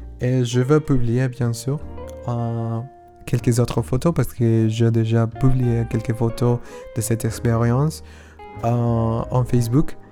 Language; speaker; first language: French; non-native, learner; Spanish